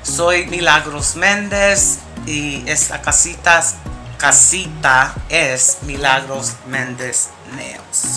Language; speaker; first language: Spanish; early bilingual, heritage; Spanish